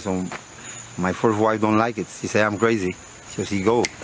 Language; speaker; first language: English; non-native, learner; Spanish